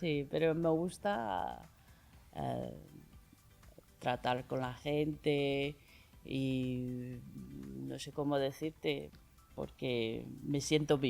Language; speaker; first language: Spanish; non-native, learner; Chinese